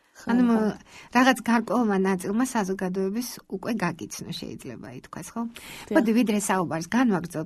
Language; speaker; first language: Georgian; native; Georgian